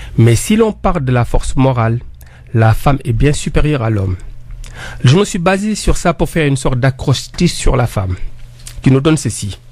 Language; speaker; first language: French; non-native, local second language; Wolof